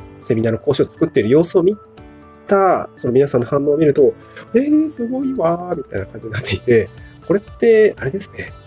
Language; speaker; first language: Japanese; native; Japanese